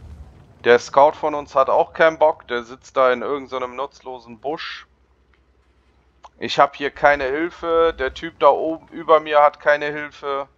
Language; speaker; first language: German; native; German